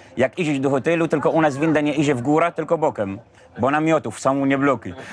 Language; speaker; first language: Polish; non-native, fluent; Arabic